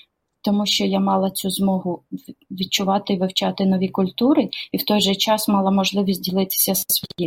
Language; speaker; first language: Ukrainian; native; Ukrainian